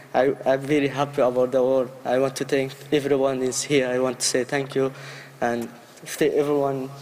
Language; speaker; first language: English; early bilingual, other home language; Arabic